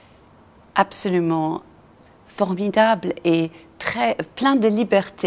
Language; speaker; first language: French; non-native, fluent; English